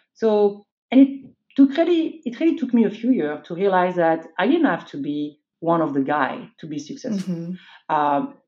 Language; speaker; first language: English; non-native, fluent; French